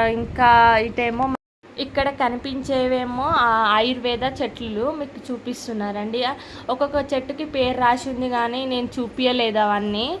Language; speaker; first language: Telugu; non-native, local second language; Lambadi